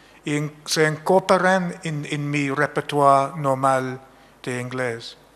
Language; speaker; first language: Spanish; non-native, fluent; English